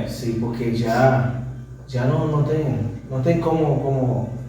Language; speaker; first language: Portuguese; non-native, fluent; Spanish